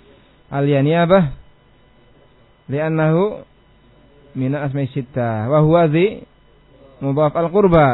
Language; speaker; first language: Arabic; non-native, fluent; Indonesian